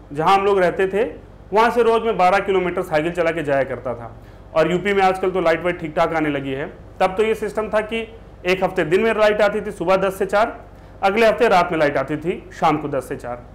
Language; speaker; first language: Hindi; native; Hindi